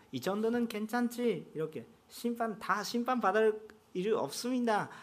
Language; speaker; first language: Korean; non-native, fluent; Japanese